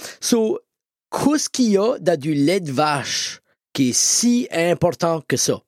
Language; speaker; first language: French; native; French